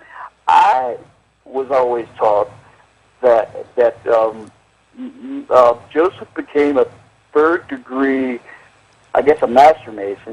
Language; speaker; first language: English; native; English